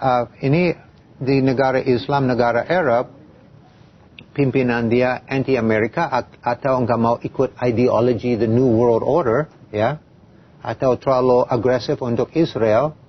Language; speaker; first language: Indonesian; non-native, fluent; English